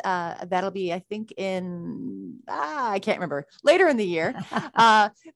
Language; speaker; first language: English; native; English